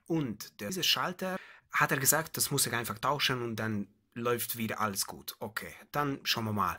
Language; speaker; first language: German; non-native, learner; Hungarian